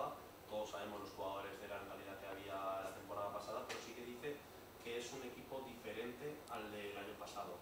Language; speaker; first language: Spanish; native; Spanish